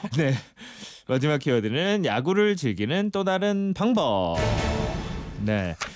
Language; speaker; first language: Korean; native; Korean